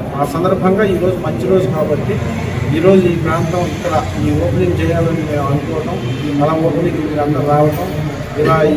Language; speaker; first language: Telugu; native; Telugu